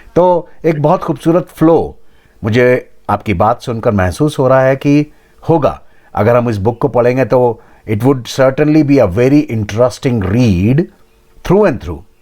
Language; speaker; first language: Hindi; native; Hindi